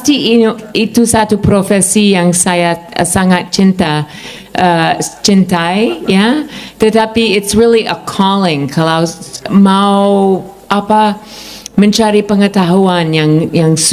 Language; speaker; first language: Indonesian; non-native, fluent; English